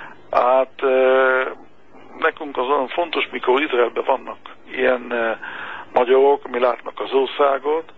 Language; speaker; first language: Hungarian; non-native, fluent; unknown